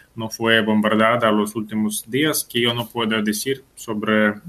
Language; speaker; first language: Spanish; non-native, fluent; Ukrainian